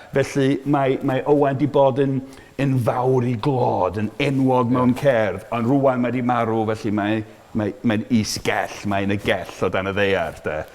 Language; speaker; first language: Welsh; native; Welsh